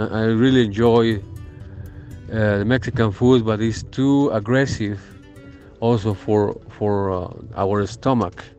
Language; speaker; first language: English; non-native, learner; Spanish